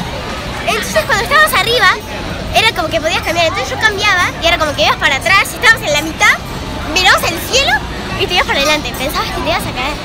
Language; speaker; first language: Spanish; native; Spanish